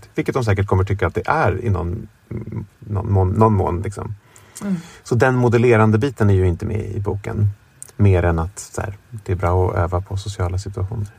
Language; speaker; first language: Swedish; native; Swedish